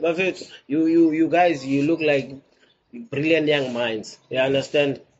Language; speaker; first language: English; non-native, local second language; Xhosa